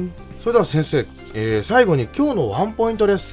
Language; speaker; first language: Japanese; native; Japanese